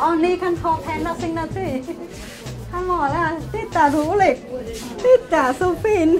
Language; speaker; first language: Swedish; non-native, learner; Vietnamese